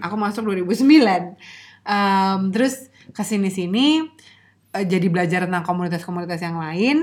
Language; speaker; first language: Indonesian; native; Indonesian